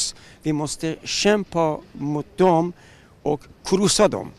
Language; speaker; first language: Swedish; non-native, learner; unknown